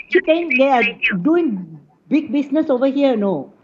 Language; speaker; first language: English; non-native, local second language; Min Nan Chinese